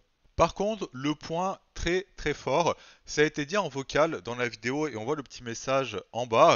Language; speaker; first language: French; native; French